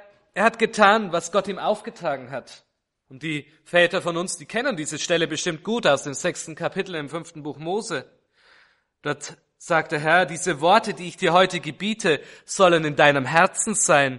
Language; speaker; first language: German; native; German